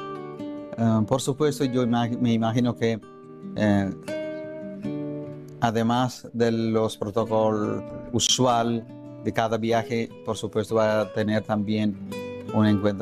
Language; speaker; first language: Spanish; non-native, fluent; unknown